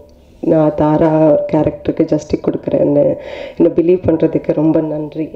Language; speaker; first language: Tamil; non-native, learner; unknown